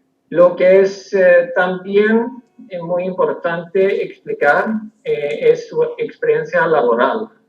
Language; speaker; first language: Spanish; non-native, fluent; Swedish